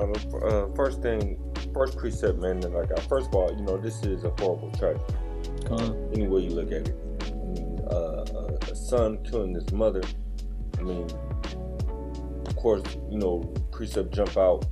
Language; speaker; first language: English; native; English